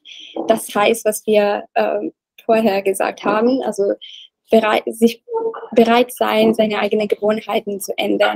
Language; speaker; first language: German; non-native, learner; Italian